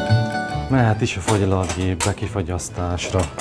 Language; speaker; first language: Hungarian; native; Hungarian